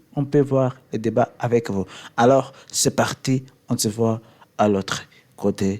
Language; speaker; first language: French; non-native, learner; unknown